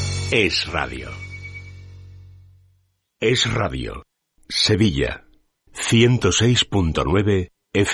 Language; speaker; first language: Spanish; native; Spanish